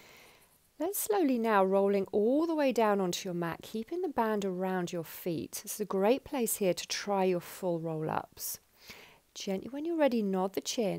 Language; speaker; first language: English; native; English